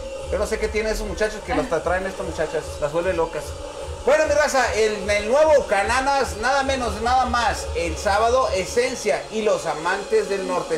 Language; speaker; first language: Spanish; native; Spanish